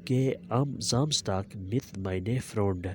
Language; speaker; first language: German; non-native, learner; Urdu